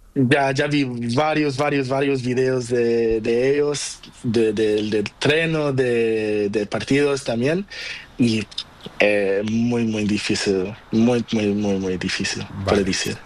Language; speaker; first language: Spanish; non-native, learner; Portuguese